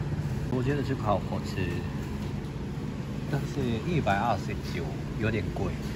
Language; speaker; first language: Chinese; non-native, fluent; Japanese